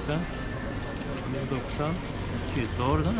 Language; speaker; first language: Turkish; native; Turkish